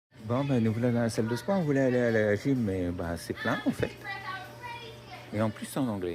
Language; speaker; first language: French; native; French